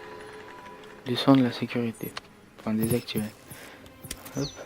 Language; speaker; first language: French; native; French